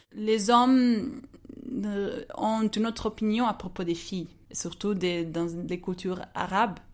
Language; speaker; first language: French; non-native, fluent; Portuguese